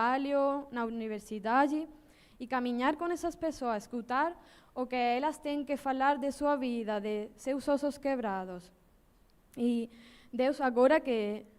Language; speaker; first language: Portuguese; non-native, learner; Spanish